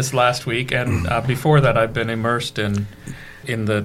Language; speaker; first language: English; non-native, local second language; Malayalam